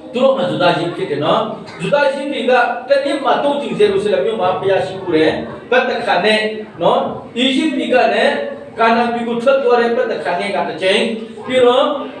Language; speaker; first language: Burmese; non-native, local second language; Hakha Chin